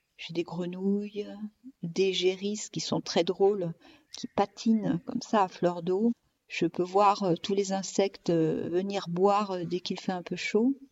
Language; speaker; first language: French; native; French